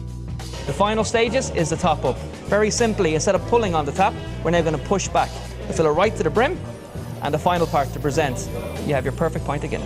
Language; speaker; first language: English; native; English